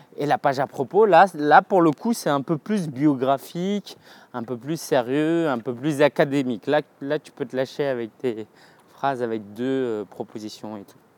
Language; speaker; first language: French; native; French